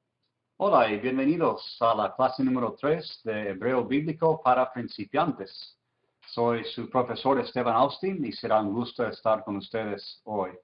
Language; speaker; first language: Spanish; non-native, fluent; English